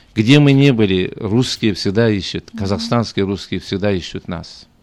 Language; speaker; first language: Russian; non-native, local second language; Kazakh